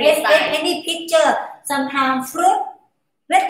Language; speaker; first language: English; non-native, learner; Thai